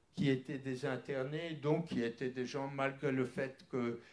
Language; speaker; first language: French; early bilingual, other home language; Polish